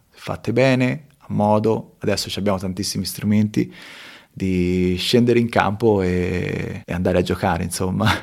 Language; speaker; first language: Italian; early bilingual, other home language; Spanish